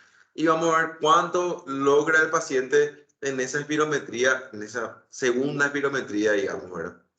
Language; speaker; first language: Spanish; native; Spanish